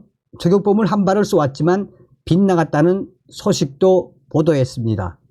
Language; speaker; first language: Korean; native; Korean